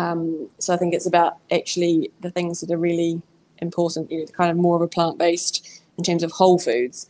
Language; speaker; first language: English; native; English